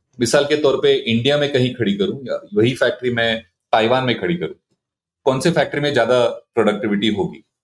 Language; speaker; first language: Hindi; non-native, local second language; Marathi